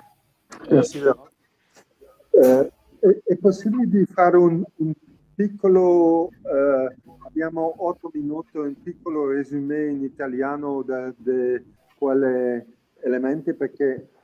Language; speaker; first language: Italian; non-native, learner; French